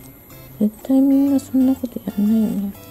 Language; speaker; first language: Japanese; native; Japanese